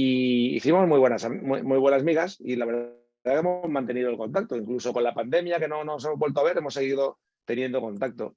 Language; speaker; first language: Spanish; native; Spanish